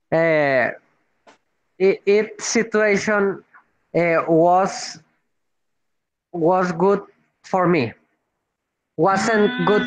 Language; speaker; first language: English; non-native, learner; Spanish